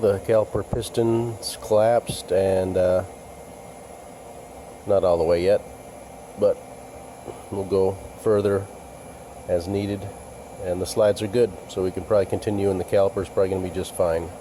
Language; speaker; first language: English; native; English